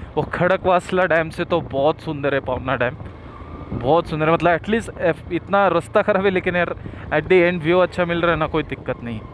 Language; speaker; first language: Hindi; non-native, local second language; Marathi